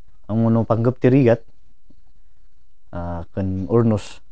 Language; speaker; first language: Filipino; non-native, local second language; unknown